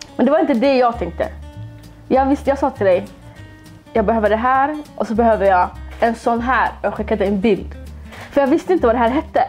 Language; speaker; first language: Swedish; early bilingual, other home language; Somali